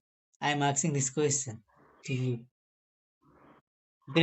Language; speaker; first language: English; non-native, learner; Nepali